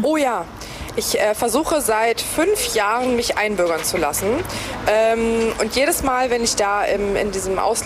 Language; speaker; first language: German; early bilingual, other home language; Greek